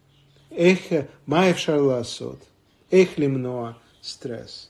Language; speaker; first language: Hebrew; non-native, fluent; Russian